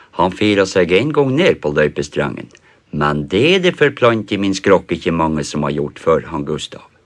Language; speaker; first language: Norwegian; native; Norwegian